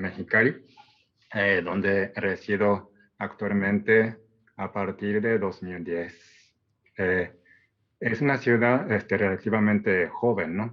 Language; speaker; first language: Spanish; non-native, fluent; Japanese